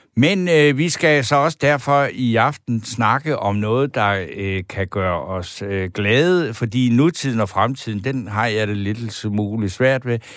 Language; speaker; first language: Danish; native; Danish